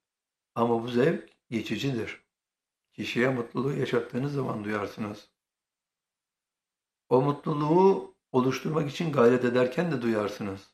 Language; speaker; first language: Turkish; native; Turkish